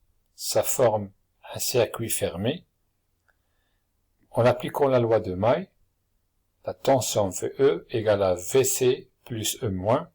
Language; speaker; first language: French; non-native, local second language; Arabic